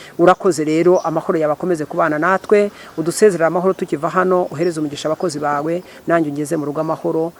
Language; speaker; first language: Kinyarwanda; early bilingual, heritage; Kinyarwanda